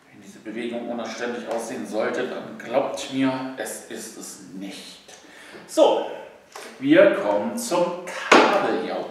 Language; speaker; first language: German; native; German